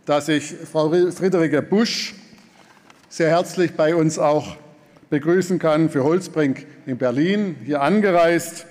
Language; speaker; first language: German; native; German